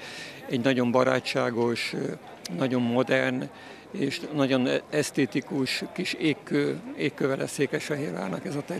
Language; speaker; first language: Hungarian; native; Hungarian